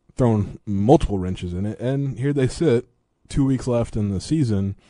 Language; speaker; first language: English; native; English